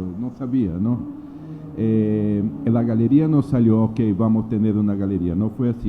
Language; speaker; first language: Spanish; non-native, learner; Portuguese